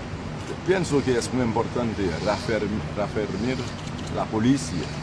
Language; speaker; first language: Spanish; non-native, learner; Haitian Creole